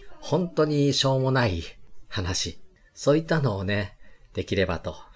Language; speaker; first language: Japanese; native; Japanese